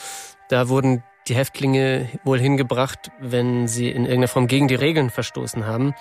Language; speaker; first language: German; native; German